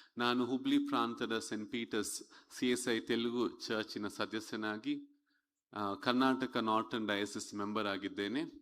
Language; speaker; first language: Kannada; non-native, local second language; Telugu